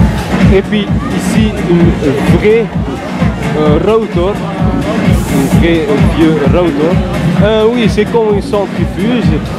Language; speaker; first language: French; non-native, learner; Dutch